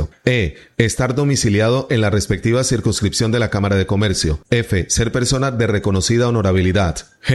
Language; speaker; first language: Spanish; native; Spanish